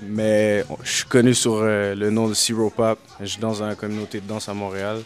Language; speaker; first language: French; native; French